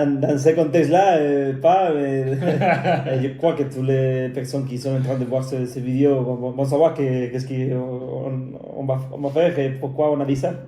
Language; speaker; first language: French; non-native, fluent; Spanish